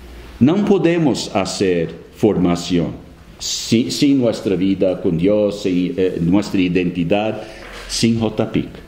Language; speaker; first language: Spanish; non-native, fluent; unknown